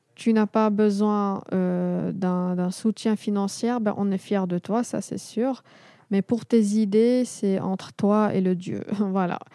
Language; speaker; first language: French; non-native, local second language; Arabic